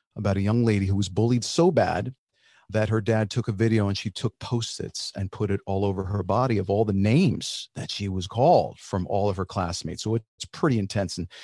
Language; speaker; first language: English; early bilingual, other home language; Spanish